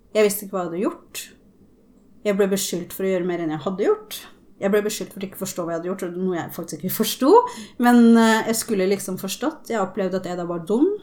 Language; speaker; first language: Norwegian; early bilingual, other home language; Spanish